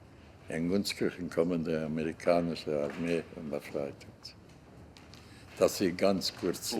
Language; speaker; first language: German; non-native, learner; Hungarian